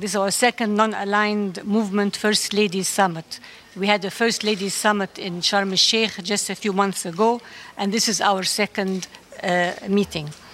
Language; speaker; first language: English; non-native, fluent; Arabic